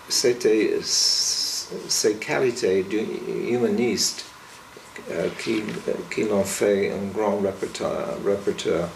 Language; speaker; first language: French; non-native, fluent; English